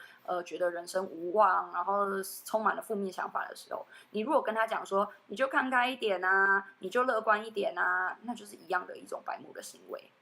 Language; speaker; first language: Chinese; native; Chinese